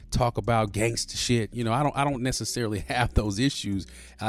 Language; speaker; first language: English; native; English